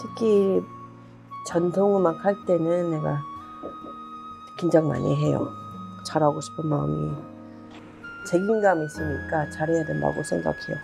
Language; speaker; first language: Korean; non-native, fluent; English